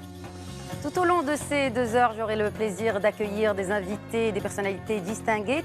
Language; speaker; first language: French; non-native, local second language; Arabic